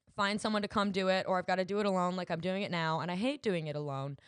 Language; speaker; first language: English; native; English